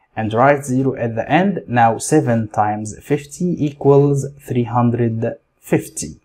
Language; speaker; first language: English; non-native, fluent; Arabic